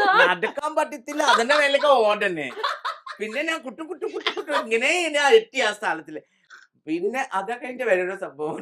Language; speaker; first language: Malayalam; non-native, fluent; Assamese